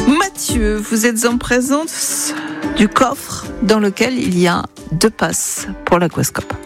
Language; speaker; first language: French; native; French